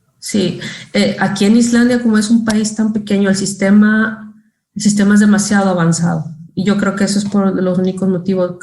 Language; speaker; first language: Spanish; native; Spanish